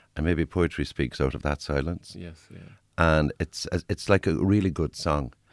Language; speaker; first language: English; native; English